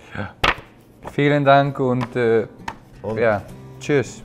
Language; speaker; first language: German; non-native, learner; Icelandic